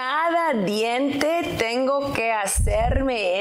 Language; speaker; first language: Spanish; non-native, learner; English